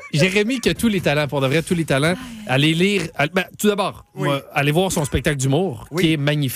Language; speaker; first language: French; native; French